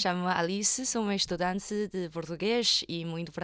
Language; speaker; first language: Portuguese; non-native, fluent; Chinese